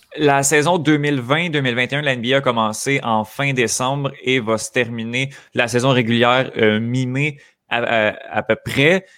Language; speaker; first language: French; native; French